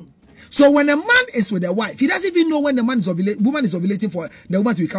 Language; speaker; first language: English; non-native, local second language; Akan